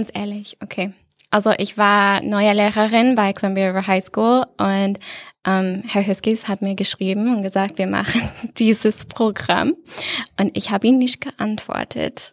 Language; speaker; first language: German; non-native, fluent; English